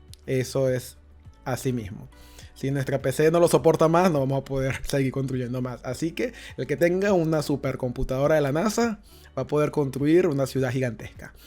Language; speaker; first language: Spanish; native; Spanish